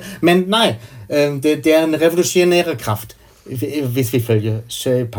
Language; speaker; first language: Danish; non-native, fluent; German